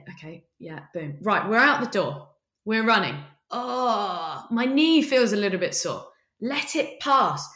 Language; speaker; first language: English; native; English